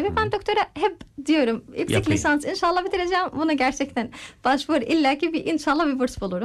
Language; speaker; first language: Turkish; non-native, learner; Arabic